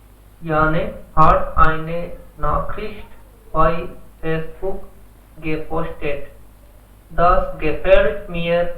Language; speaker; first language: German; non-native, learner; Hindi